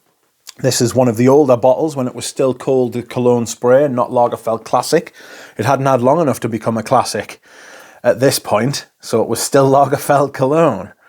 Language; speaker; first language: English; native; English